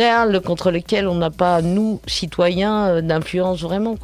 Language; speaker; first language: French; native; French